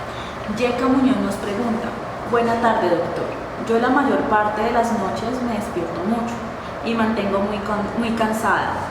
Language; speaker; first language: Spanish; native; Spanish